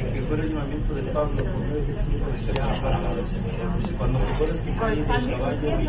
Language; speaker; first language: Spanish; native; Spanish